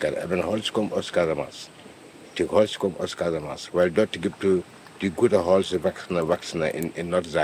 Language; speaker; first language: German; non-native, learner; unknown